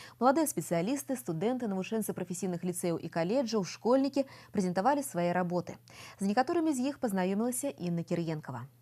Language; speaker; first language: Belarusian; non-native, local second language; Russian